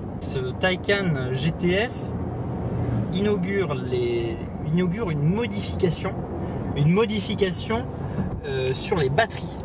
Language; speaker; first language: French; native; French